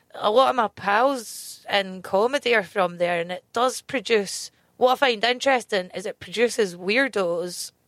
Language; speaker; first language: English; native; English